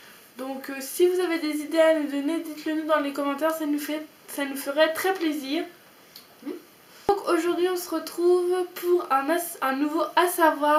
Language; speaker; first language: French; native; French